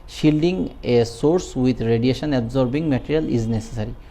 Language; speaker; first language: English; non-native, local second language; Bangla